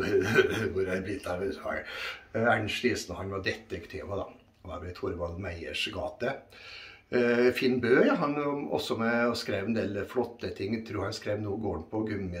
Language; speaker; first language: Norwegian; native; Norwegian